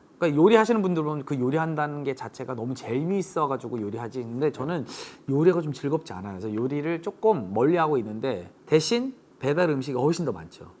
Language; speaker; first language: Korean; early bilingual, heritage; English